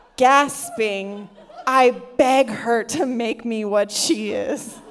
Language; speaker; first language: English; native; English